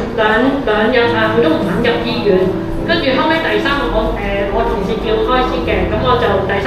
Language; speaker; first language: Cantonese; native; Cantonese